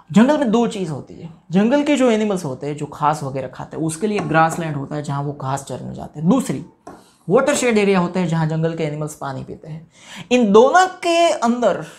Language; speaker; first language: Hindi; non-native, local second language; Gujarati